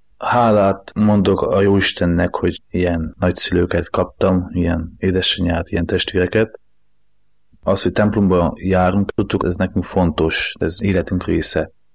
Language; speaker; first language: Hungarian; native; Hungarian